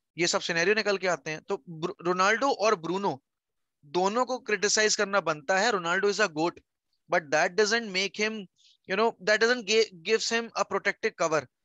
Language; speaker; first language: Hindi; native; Hindi